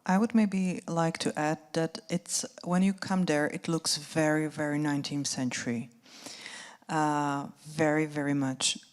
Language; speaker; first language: English; non-native, fluent; Czech